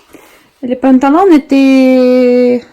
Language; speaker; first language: French; non-native, learner; Russian